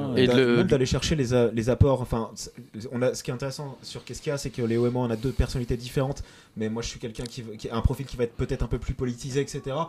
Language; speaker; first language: French; native; French